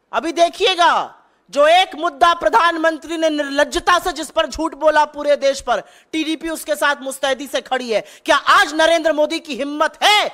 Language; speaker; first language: Hindi; native; Hindi